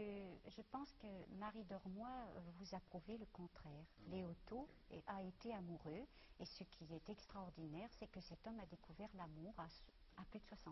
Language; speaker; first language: French; native; French